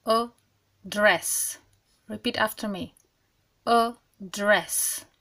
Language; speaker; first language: English; non-native, fluent; Czech